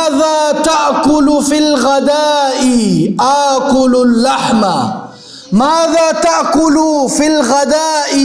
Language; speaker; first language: Arabic; non-native, fluent; Urdu